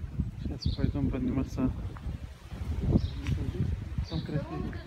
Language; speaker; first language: Russian; non-native, learner; Arabic